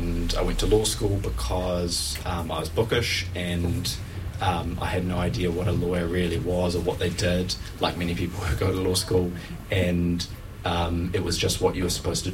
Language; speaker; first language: English; native; English